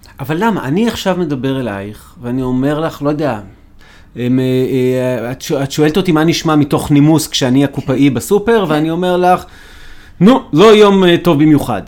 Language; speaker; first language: Hebrew; native; Hebrew